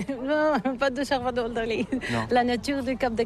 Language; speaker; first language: French; non-native, learner; Bulgarian